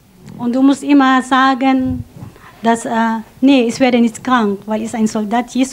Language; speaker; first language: German; non-native, fluent; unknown